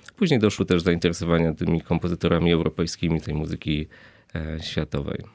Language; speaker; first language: Polish; native; Polish